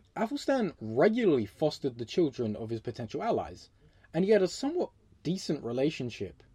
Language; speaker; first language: English; native; English